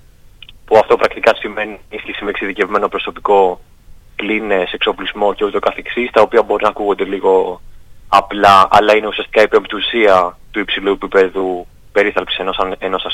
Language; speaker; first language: Greek; native; Greek